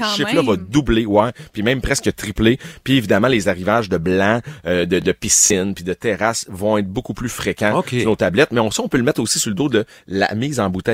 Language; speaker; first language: French; native; French